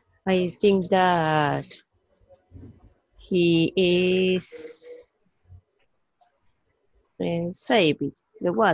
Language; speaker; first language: English; non-native, learner; Spanish